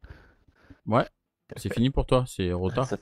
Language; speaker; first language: French; native; French